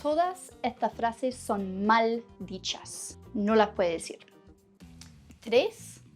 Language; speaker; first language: Spanish; non-native, fluent; English